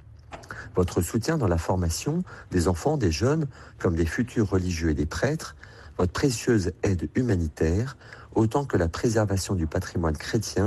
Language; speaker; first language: French; native; French